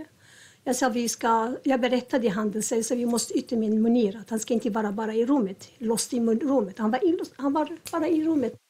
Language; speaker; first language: Swedish; non-native, learner; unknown